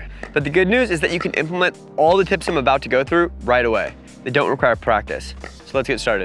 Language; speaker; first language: English; native; English